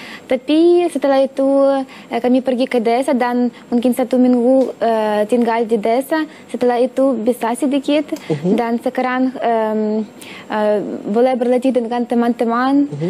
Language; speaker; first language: Indonesian; non-native, learner; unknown